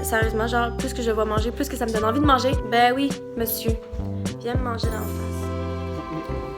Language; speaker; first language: French; native; French